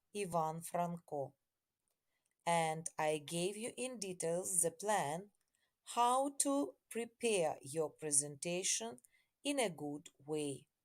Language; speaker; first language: English; non-native, fluent; Ukrainian